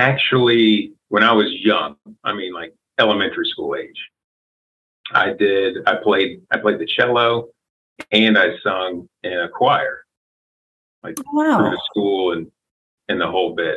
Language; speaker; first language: English; native; English